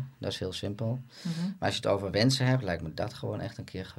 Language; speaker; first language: Dutch; native; Dutch